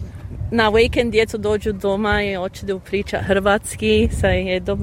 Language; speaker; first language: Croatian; early bilingual, heritage; English